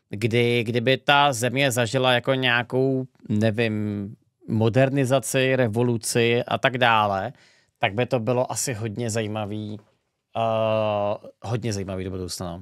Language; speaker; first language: Czech; native; Czech